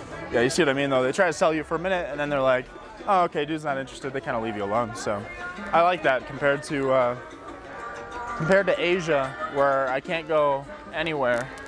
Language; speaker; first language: English; native; English